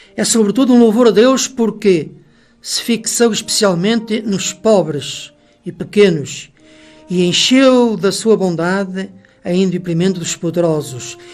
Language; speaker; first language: Portuguese; native; Portuguese